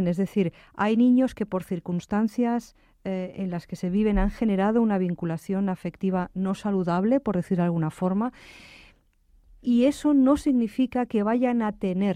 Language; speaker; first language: Spanish; native; Spanish